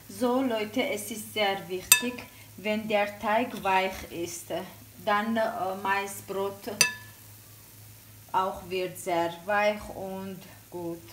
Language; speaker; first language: German; non-native, fluent; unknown